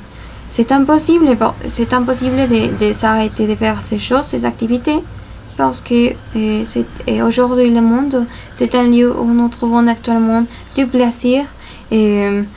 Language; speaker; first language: French; non-native, fluent; Spanish